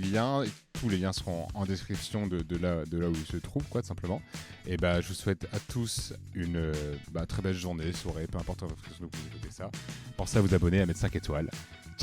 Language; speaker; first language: French; native; French